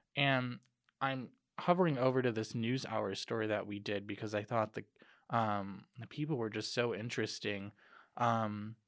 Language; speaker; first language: English; native; English